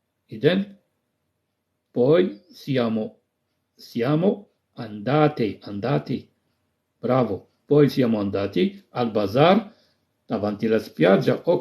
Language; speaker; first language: Italian; non-native, fluent; Arabic